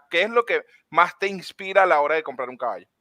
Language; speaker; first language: Spanish; native; Spanish